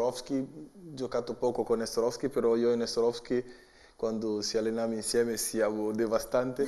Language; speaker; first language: Italian; non-native, learner; Portuguese